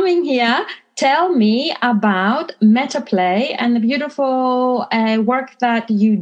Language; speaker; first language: English; non-native, fluent; Greek